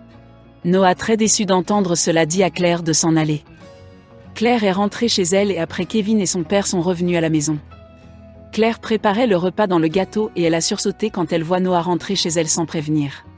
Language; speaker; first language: French; non-native, local second language; Haitian Creole